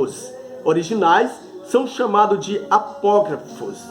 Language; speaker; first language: Portuguese; native; Portuguese